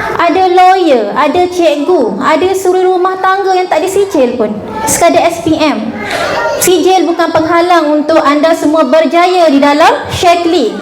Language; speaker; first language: Malay; native; Malay